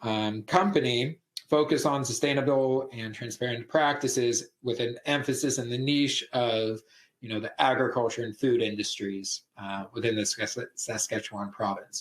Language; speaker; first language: English; native; English